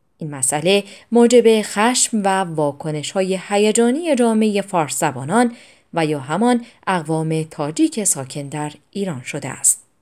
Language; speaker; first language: Persian; non-native, local second language; Azerbaijani